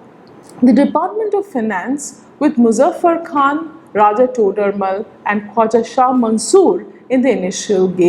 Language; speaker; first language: English; non-native, local second language; Bangla